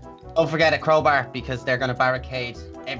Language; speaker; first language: English; native; English